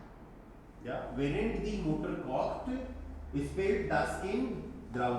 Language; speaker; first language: German; non-native, fluent; Hindi